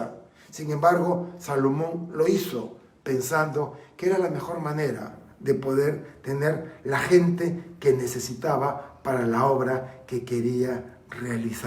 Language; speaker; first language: Spanish; native; Spanish